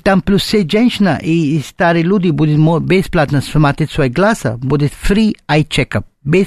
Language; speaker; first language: Russian; non-native, learner; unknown